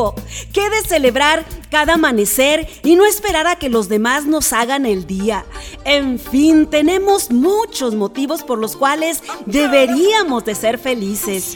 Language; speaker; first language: Spanish; native; Spanish